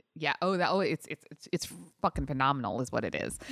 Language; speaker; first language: English; native; English